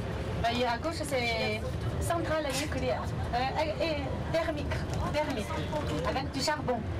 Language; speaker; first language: French; non-native, learner; Chinese